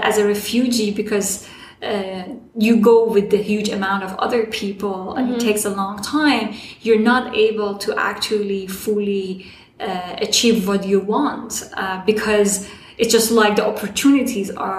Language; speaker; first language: English; non-native, fluent; Persian